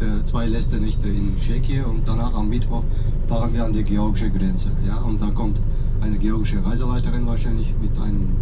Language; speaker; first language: German; non-native, fluent; Azerbaijani